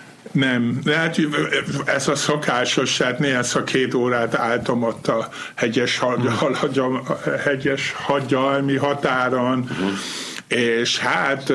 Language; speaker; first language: Hungarian; non-native, fluent; German